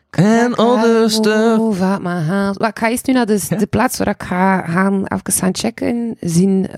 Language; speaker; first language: Dutch; native; Dutch